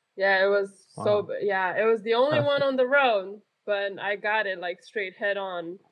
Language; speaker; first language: English; non-native, fluent; Romanian